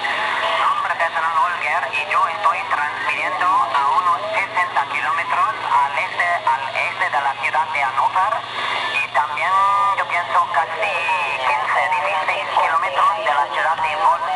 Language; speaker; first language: Spanish; non-native, learner; German